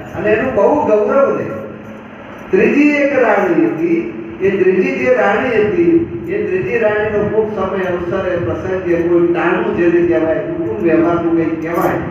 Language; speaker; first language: Gujarati; native; Gujarati